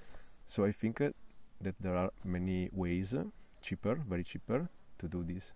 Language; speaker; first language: English; non-native, fluent; Italian